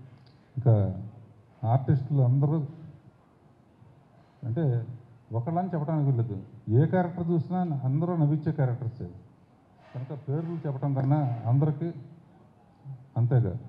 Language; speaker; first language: Telugu; native; Telugu